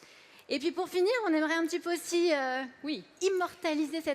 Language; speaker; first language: French; native; French